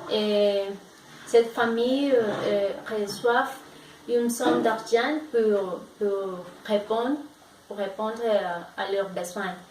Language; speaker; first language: French; non-native, learner; Spanish